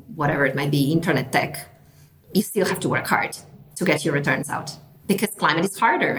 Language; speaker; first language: English; non-native, fluent; Italian